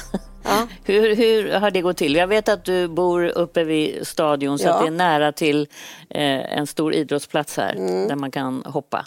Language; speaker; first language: Swedish; native; Swedish